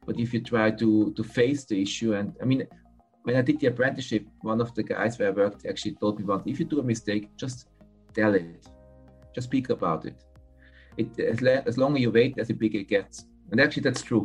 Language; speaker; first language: English; non-native, fluent; German